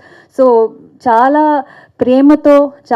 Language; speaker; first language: Telugu; non-native, fluent; Kannada